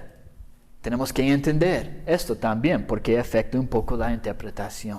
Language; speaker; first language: Spanish; non-native, fluent; English